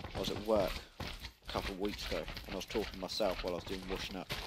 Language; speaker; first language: English; native; English